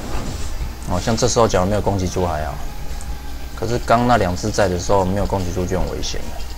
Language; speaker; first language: Chinese; native; Chinese